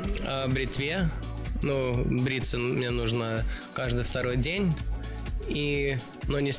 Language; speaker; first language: Russian; early bilingual, other home language; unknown